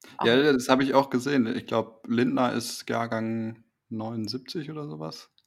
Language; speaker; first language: German; native; German